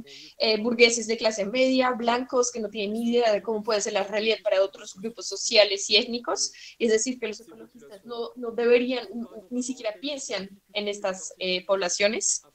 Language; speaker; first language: Spanish; non-native, fluent; French